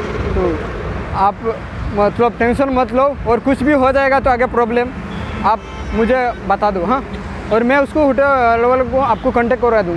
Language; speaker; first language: Hindi; non-native, local second language; Bangla